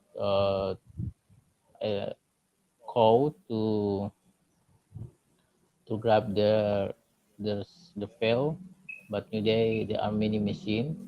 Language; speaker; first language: English; non-native, learner; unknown